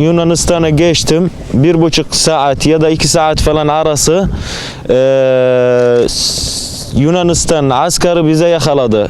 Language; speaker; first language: Turkish; non-native, learner; Arabic